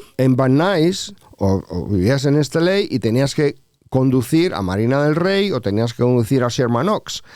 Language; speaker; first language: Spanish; native; Spanish